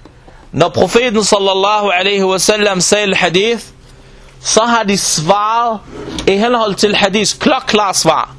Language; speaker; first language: Danish; non-native, local second language; Arabic